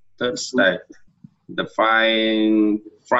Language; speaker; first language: English; non-native, learner; Vietnamese